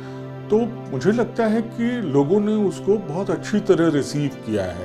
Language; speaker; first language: Hindi; native; Hindi